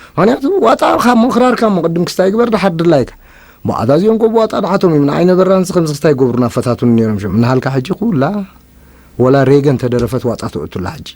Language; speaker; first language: Tigrinya; native; Tigrinya